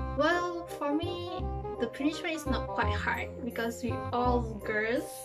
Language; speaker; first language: English; non-native, local second language; Malay